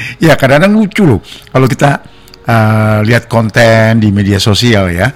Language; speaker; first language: Indonesian; non-native, local second language; Javanese